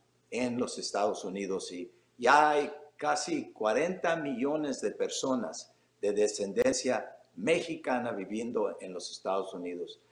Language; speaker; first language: Spanish; early bilingual, heritage; Spanish